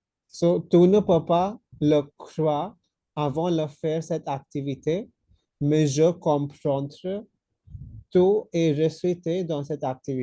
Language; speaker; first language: French; non-native, fluent; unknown